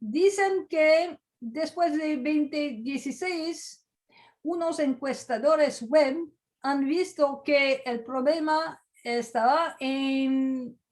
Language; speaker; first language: Spanish; non-native, fluent; French